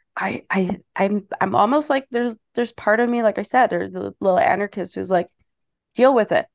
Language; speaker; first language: English; non-native, fluent; German